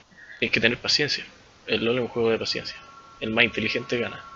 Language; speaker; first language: Spanish; native; Spanish